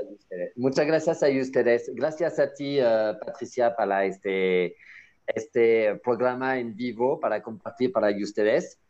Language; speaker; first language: Spanish; non-native, learner; French